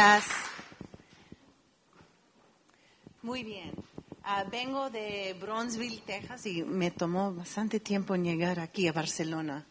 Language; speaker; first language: Spanish; early bilingual, heritage; Spanish